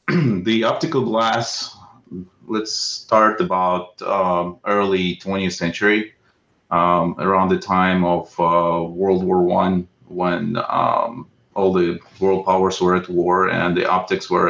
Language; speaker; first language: English; non-native, fluent; Russian